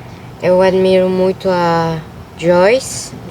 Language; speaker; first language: Portuguese; early bilingual, other home language; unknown